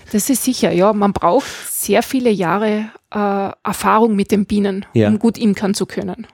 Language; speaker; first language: German; native; German